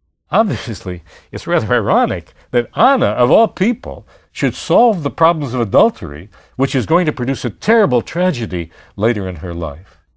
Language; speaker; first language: English; native; English